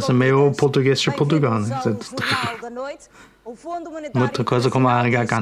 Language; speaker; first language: Portuguese; non-native, fluent; Spanish